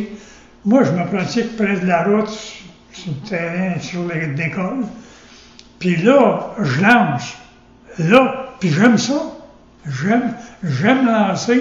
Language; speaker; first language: French; native; French